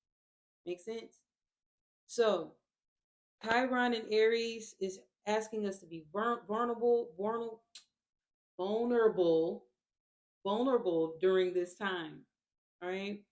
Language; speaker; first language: English; native; English